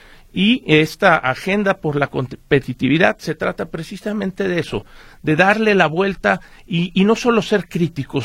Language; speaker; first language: Spanish; native; Spanish